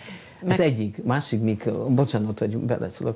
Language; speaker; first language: Hungarian; non-native, fluent; Polish